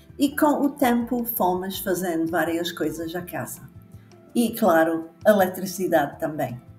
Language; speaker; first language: Portuguese; non-native, fluent; English